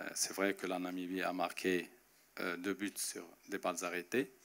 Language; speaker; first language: French; non-native, local second language; Arabic